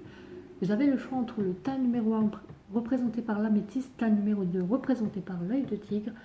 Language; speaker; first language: French; native; French